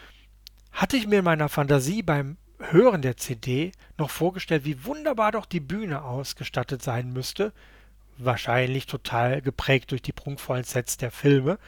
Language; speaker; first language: German; native; German